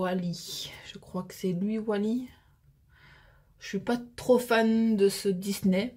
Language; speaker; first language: French; native; French